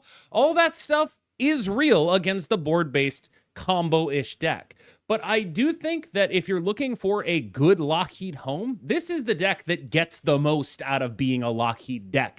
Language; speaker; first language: English; native; English